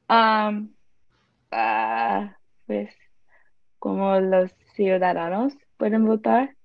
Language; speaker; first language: Spanish; non-native, learner; English